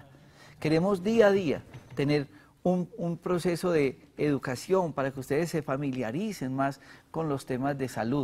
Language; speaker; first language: Spanish; native; Spanish